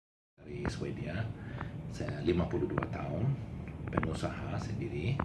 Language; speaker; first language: Indonesian; non-native, learner; Swedish